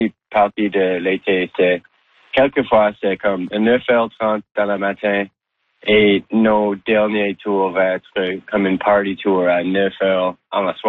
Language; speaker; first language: French; non-native, local second language; English